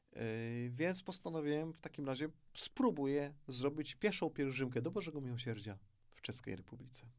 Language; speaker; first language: Polish; native; Polish